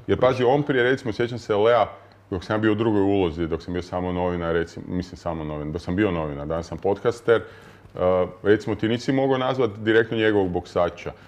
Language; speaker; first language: Croatian; native; Croatian